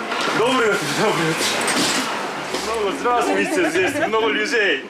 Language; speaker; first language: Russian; non-native, fluent; Korean